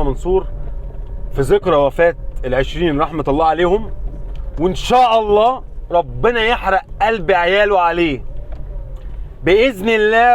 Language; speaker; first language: Arabic; native; Arabic